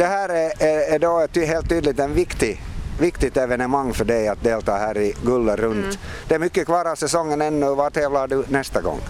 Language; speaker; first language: Swedish; native; Swedish